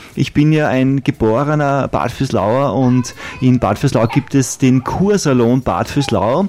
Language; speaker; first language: German; native; German